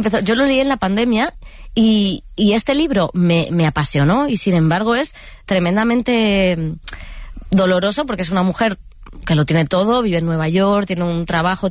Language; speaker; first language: Spanish; native; Spanish